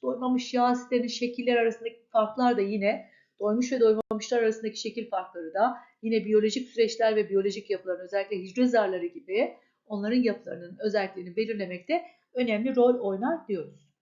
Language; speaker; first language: Turkish; native; Turkish